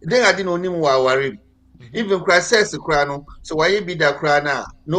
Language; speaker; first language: English; non-native, local second language; Akan